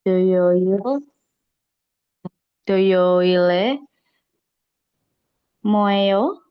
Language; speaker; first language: Korean; non-native, learner; Indonesian